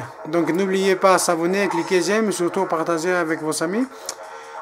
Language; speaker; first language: French; non-native, learner; Spanish